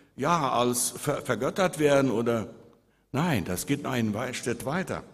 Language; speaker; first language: German; early bilingual, heritage; Spanish